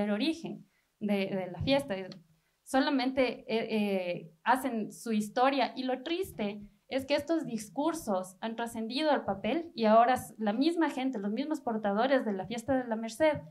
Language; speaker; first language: Spanish; native; Spanish